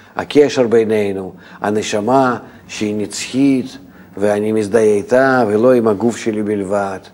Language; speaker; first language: Hebrew; non-native, fluent; Russian